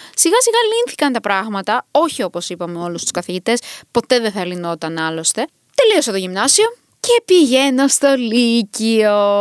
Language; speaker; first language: Greek; early bilingual, other home language; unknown